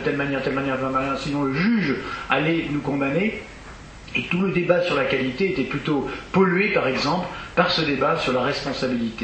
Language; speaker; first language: French; native; French